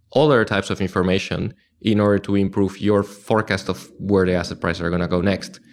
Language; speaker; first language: English; non-native, fluent; Spanish